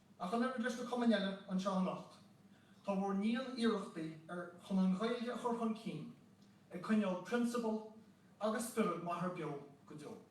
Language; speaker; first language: Irish; native; Irish